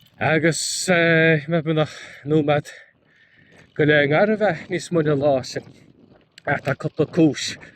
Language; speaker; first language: Irish; native; Irish